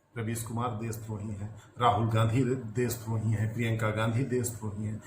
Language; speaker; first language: Hindi; native; Hindi